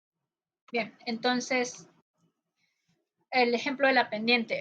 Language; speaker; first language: Spanish; native; Spanish